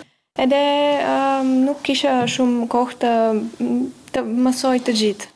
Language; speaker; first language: Albanian; non-native, learner; Bulgarian